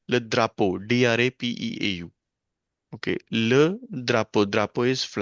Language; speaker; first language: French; non-native, fluent; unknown